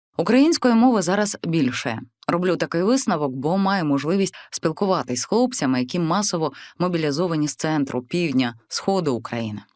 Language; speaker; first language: Ukrainian; native; Ukrainian